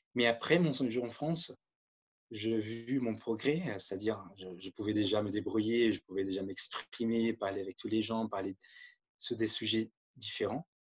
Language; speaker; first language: French; non-native, fluent; Portuguese